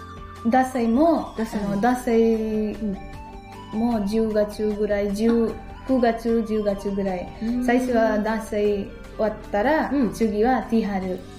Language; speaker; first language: Japanese; non-native, learner; Nepali